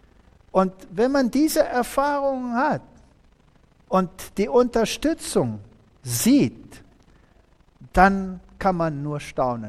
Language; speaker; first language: German; early bilingual, heritage; German